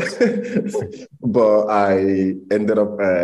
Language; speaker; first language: English; non-native, local second language; Igbo